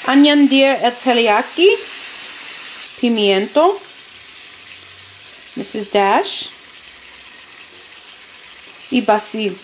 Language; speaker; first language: Spanish; non-native, learner; English